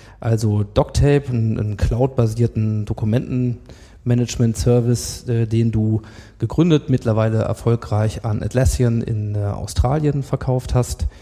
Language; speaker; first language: German; native; German